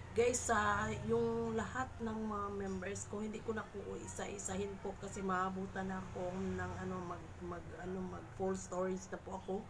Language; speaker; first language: Filipino; non-native, local second language; Cebuano